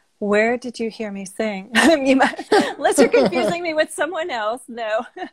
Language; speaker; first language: English; native; English